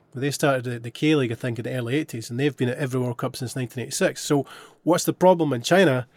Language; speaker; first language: English; native; English